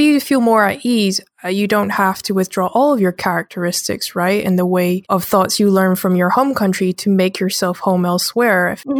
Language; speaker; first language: English; native; English